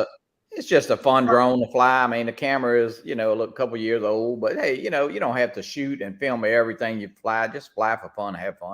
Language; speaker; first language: English; native; English